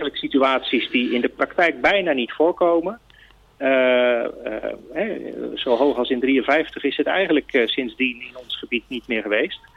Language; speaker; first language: Dutch; native; Dutch